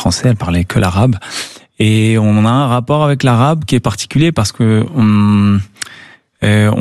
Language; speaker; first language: French; native; French